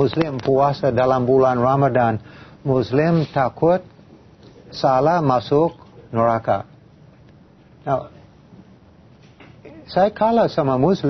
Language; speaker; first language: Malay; non-native, fluent; English